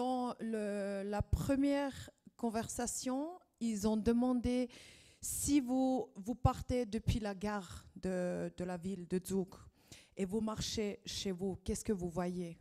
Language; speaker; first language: French; non-native, fluent; German